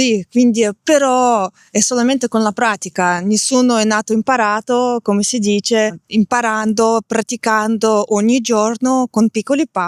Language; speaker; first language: Italian; non-native, fluent; Russian